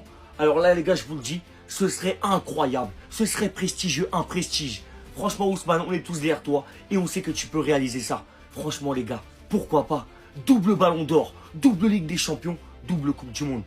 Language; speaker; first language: French; native; French